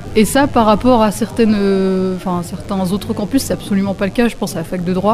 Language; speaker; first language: French; native; French